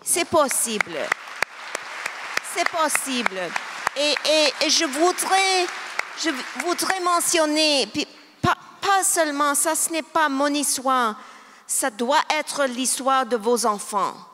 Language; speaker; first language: French; non-native, local second language; English